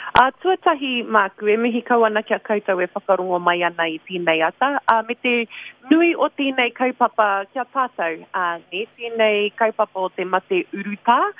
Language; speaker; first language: Māori; non-native, local second language; English